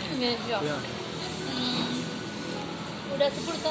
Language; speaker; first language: Indonesian; non-native, learner; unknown